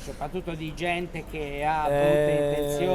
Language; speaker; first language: Italian; native; Italian